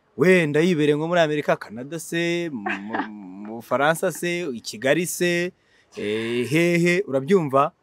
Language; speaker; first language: Kinyarwanda; native; Kinyarwanda